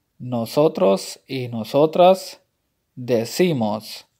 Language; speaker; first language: Spanish; non-native, fluent; Urdu